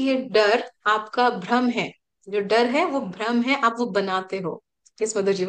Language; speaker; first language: Hindi; native; Hindi